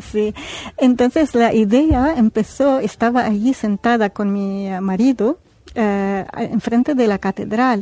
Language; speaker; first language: Spanish; non-native, fluent; Arabic